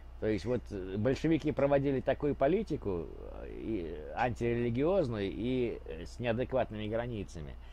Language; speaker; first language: Russian; native; Russian